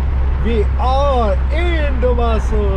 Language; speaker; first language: English; non-native, fluent; Hindi